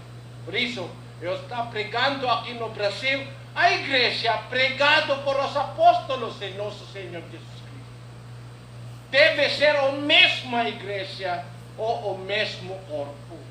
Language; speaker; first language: Portuguese; non-native, learner; Filipino